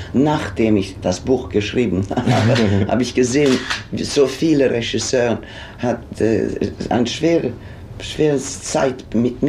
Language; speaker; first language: German; non-native, fluent; Swedish